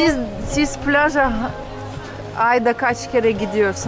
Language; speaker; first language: Turkish; non-native, fluent; Russian